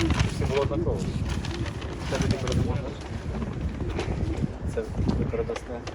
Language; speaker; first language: Ukrainian; native; Ukrainian